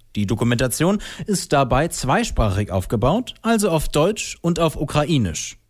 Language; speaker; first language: German; native; German